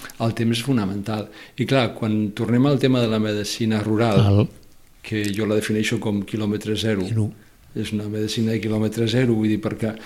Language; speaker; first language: Catalan; non-native, local second language; Spanish